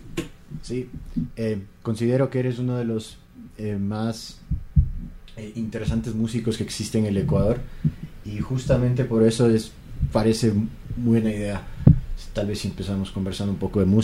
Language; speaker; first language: Spanish; native; Spanish